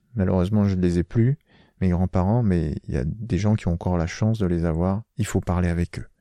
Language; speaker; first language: French; native; French